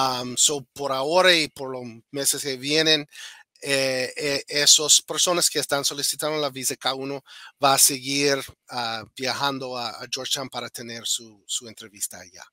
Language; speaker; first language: Spanish; non-native, fluent; English